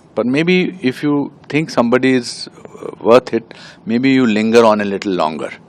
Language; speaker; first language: Hindi; native; Hindi